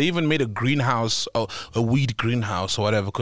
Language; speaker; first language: English; non-native, local second language; Zulu